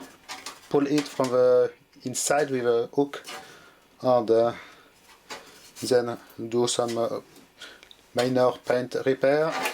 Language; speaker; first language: English; non-native, fluent; French